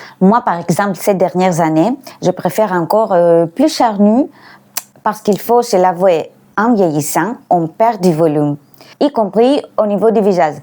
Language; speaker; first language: French; non-native, fluent; Greek